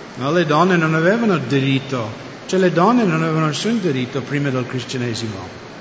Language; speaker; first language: Italian; non-native, fluent; English